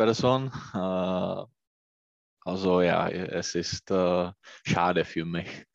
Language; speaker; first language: German; non-native, learner; Czech